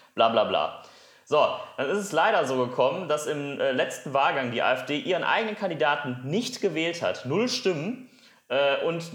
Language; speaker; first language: German; native; German